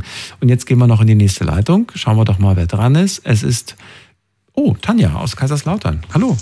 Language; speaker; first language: German; native; German